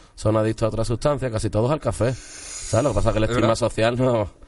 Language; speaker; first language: Spanish; native; Spanish